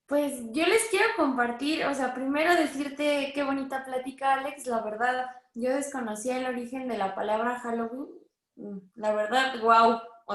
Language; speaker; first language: Spanish; native; Spanish